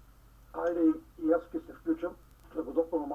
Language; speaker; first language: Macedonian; early bilingual, heritage; Macedonian